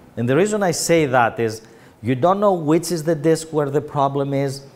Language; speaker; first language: English; non-native, fluent; Greek